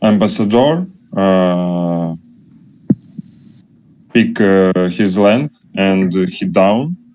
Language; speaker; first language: English; non-native, learner; Russian